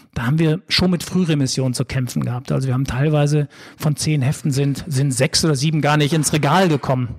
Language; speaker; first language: German; native; German